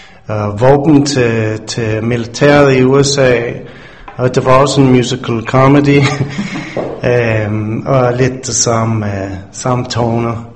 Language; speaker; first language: Danish; non-native, fluent; English